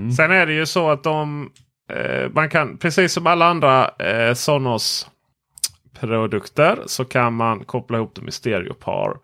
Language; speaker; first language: Swedish; native; Swedish